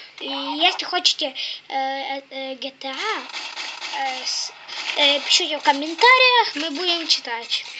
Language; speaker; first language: Russian; non-native, local second language; Ukrainian